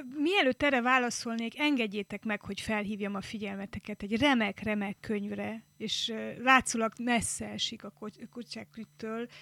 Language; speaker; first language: Hungarian; native; Hungarian